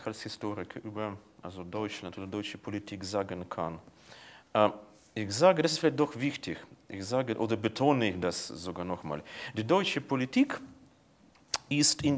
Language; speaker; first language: German; non-native, fluent; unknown